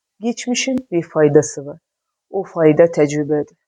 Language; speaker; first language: Turkish; non-native, fluent; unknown